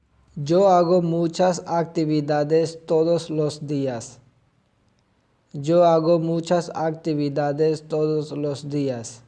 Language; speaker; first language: Spanish; non-native, fluent; Urdu